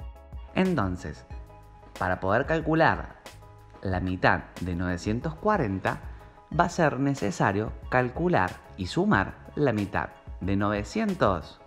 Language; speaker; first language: Spanish; native; Spanish